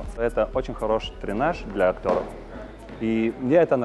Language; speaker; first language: Russian; non-native, fluent; Lithuanian